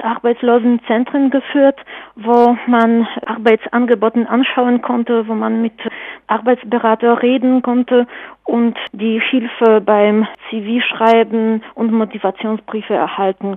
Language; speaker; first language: German; non-native, fluent; Polish